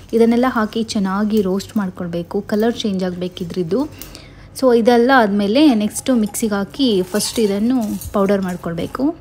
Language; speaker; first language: Kannada; non-native, local second language; Tulu